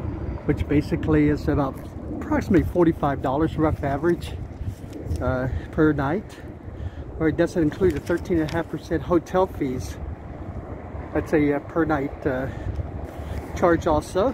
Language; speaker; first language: English; native; English